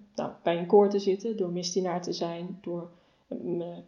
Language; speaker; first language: Dutch; native; Dutch